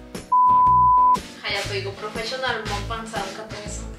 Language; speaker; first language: Korean; non-native, learner; Spanish